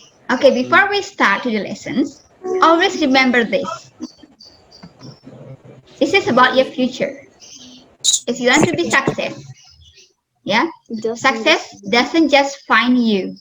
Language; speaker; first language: English; non-native, fluent; Indonesian